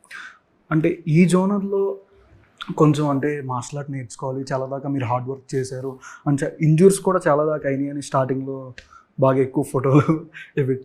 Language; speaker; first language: Telugu; native; Telugu